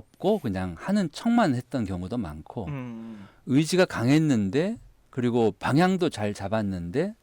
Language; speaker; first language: Korean; native; Korean